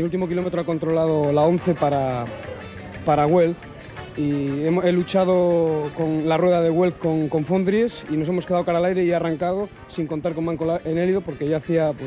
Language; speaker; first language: Spanish; native; Spanish